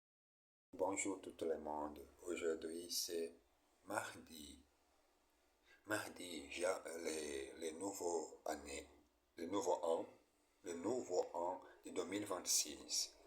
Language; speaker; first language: French; non-native, learner; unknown